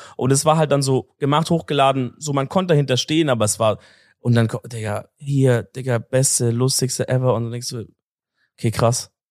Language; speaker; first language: German; native; German